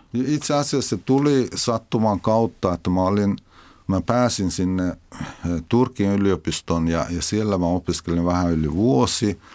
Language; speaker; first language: Finnish; non-native, fluent; Persian